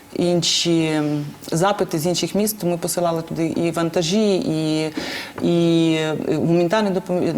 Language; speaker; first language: Ukrainian; native; Ukrainian